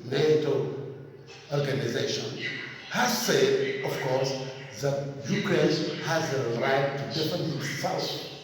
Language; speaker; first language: English; non-native, fluent; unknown